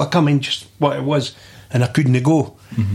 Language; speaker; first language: English; native; English